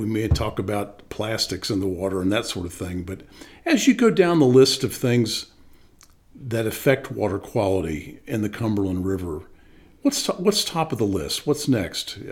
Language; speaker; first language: English; native; English